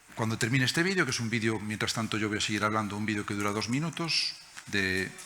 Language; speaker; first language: Spanish; native; Spanish